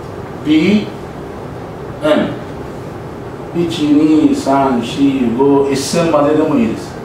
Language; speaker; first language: Japanese; non-native, learner; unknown